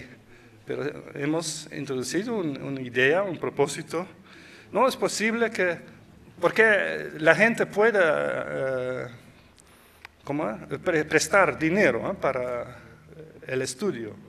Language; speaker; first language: Spanish; non-native, fluent; Dutch